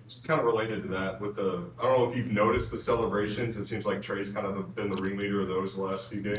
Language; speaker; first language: English; native; English